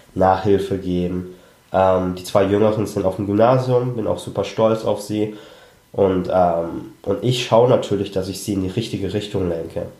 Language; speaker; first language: German; early bilingual, other home language; Cantonese